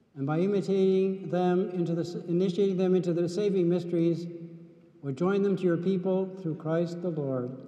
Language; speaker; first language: English; native; English